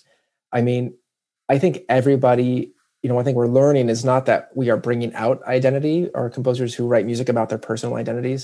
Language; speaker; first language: English; native; English